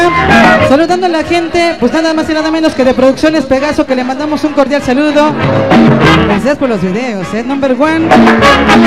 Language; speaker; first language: Spanish; native; Spanish